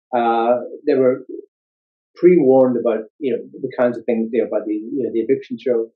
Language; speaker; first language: English; native; English